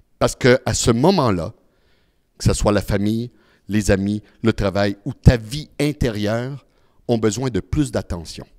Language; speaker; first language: French; early bilingual, other home language; Italian